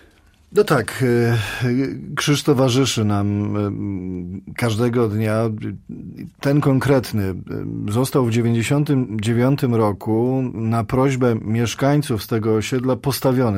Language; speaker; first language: Polish; native; Polish